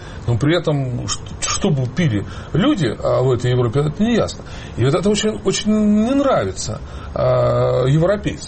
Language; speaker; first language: Russian; native; Russian